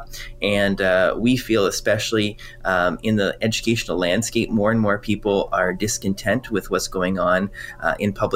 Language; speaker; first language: English; non-native, fluent; French